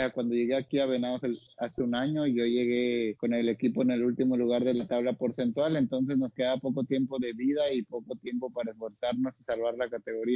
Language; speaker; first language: Spanish; native; Spanish